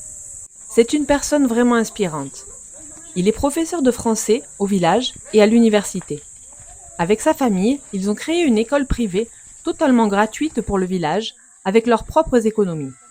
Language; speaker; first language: French; native; French